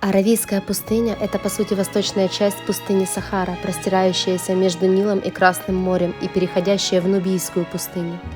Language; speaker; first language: Russian; native; Russian